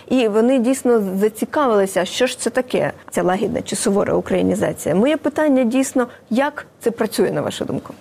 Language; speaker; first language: Ukrainian; native; Ukrainian